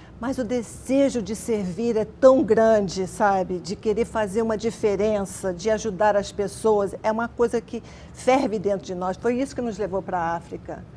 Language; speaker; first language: Portuguese; native; Portuguese